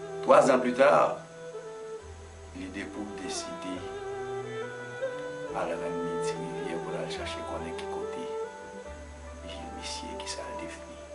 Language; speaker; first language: French; non-native, local second language; Haitian Creole